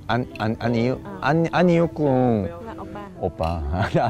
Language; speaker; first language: Vietnamese; non-native, learner; Korean